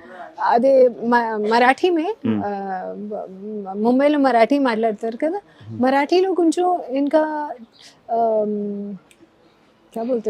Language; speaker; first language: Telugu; non-native, learner; Hindi